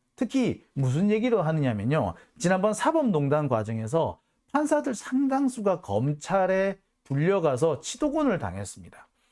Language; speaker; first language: Korean; native; Korean